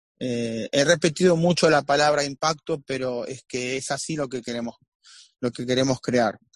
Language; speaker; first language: Spanish; native; Spanish